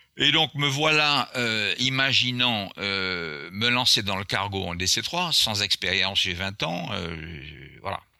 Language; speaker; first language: French; non-native, local second language; Guadeloupean Creole French